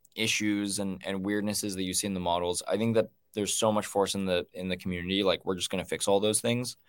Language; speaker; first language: English; native; English